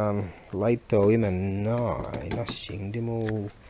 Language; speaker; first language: Japanese; non-native, learner; English